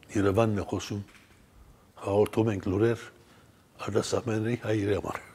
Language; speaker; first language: Armenian; early bilingual, heritage; Armenian